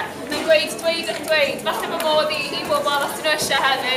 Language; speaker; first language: Welsh; native; Welsh